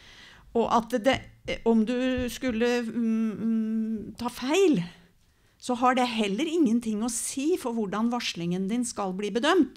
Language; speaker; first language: Norwegian; native; Norwegian